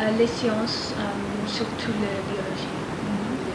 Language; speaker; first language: French; non-native, learner; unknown